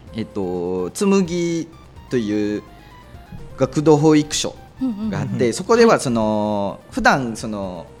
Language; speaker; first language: Japanese; non-native, fluent; Malay